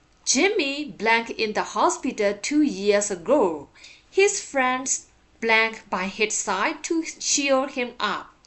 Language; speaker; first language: English; non-native, fluent; Burmese